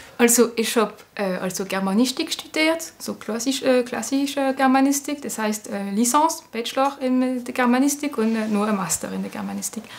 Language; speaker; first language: German; non-native, local second language; French